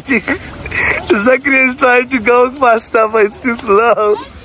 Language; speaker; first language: English; early bilingual, other home language; Hindi